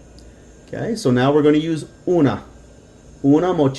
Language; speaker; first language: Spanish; non-native, fluent; English